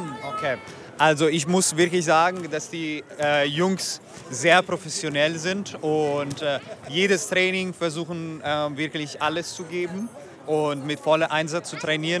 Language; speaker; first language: German; non-native, fluent; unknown